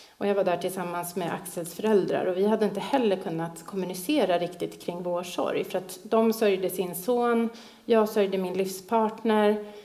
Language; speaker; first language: Swedish; native; Swedish